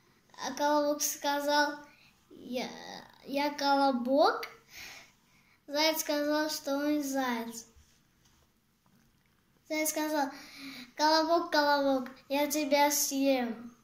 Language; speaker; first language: Russian; non-native, learner; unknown